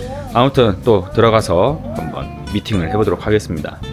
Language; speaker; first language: Korean; native; Korean